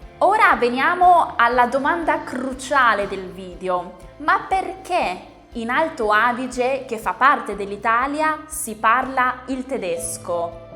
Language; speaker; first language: Italian; native; Italian